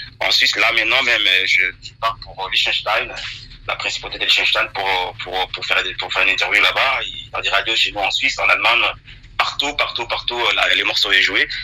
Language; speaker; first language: French; non-native, local second language; Lingala